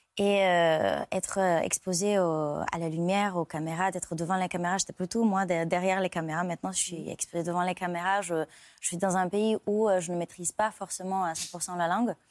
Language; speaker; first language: French; non-native, fluent; Bulgarian